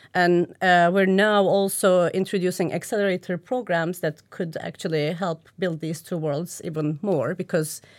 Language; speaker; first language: English; non-native, fluent; Turkish